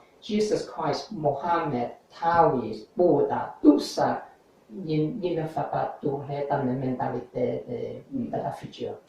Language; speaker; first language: French; non-native, learner; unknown